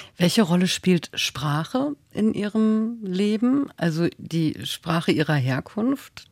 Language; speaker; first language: German; native; German